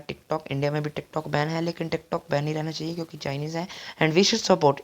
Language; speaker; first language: Hindi; native; Hindi